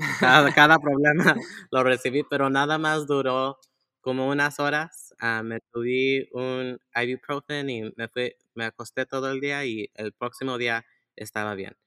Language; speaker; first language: Spanish; early bilingual, heritage; Spanish